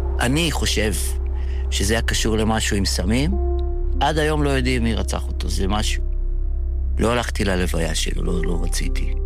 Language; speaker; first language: Hebrew; early bilingual, other home language; Yiddish